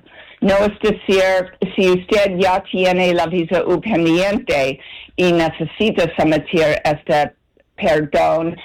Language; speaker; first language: Spanish; non-native, learner; English